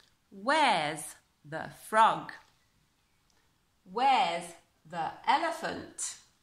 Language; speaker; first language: English; non-native, fluent; Italian